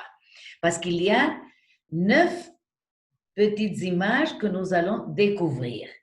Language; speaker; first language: French; non-native, fluent; Spanish